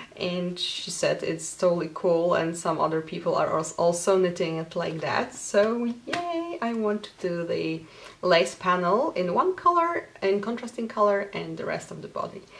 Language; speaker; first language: English; non-native, fluent; Polish